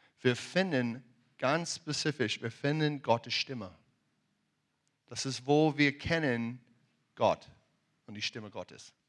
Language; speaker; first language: German; non-native, learner; English